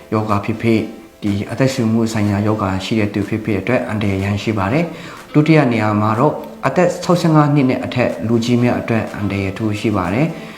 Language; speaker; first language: Burmese; non-native, local second language; Hakha Chin